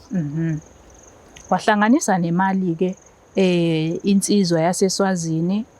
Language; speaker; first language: Zulu; native; Zulu